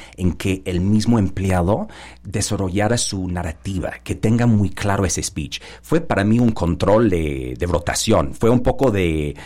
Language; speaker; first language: Spanish; non-native, fluent; English